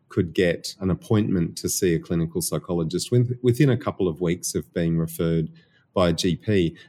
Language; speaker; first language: English; native; English